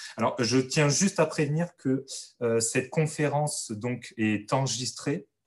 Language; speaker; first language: French; native; French